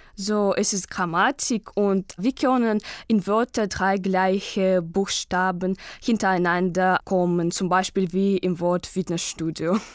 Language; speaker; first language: German; non-native, learner; Russian